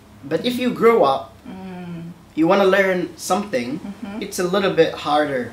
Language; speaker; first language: English; non-native, fluent; Arabic